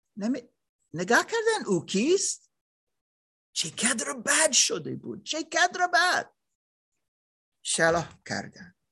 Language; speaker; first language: Persian; non-native, learner; German